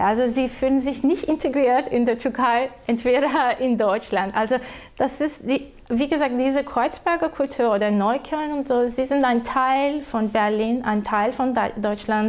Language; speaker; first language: German; non-native, fluent; Turkish